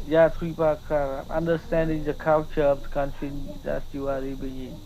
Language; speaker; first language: English; non-native, learner; Vietnamese